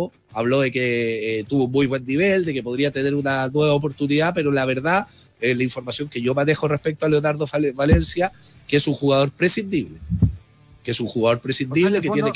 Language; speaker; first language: Spanish; native; Spanish